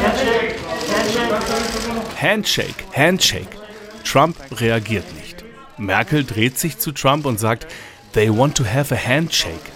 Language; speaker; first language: German; native; German